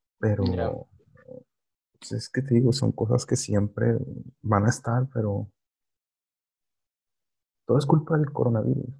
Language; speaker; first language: Spanish; native; Spanish